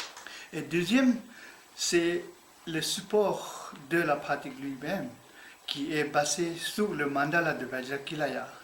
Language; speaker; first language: French; non-native, learner; Tibetan